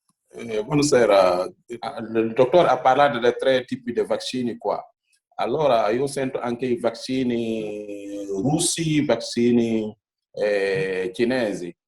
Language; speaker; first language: Italian; non-native, fluent; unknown